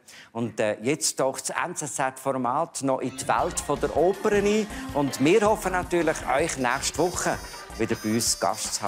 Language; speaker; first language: German; native; German